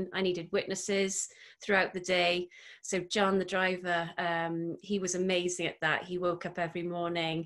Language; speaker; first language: English; native; English